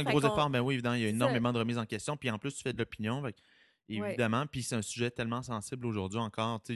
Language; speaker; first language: French; native; French